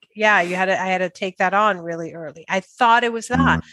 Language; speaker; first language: English; non-native, fluent; Spanish